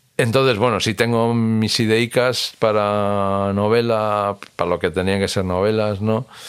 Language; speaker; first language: Spanish; native; Spanish